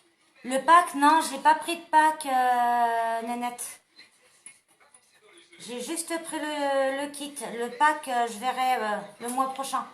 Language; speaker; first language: French; native; French